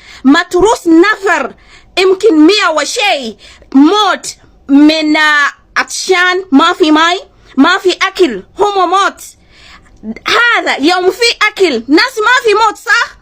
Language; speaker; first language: Arabic; non-native, learner; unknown